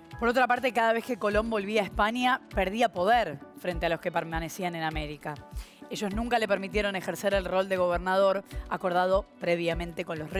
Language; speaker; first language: Spanish; native; Spanish